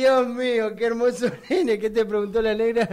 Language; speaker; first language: Spanish; native; Spanish